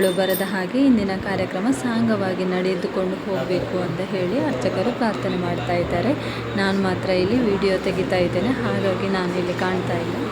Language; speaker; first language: Kannada; non-native, local second language; Konkani